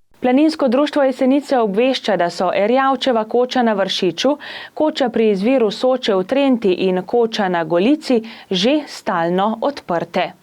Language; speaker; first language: Slovenian; native; Slovenian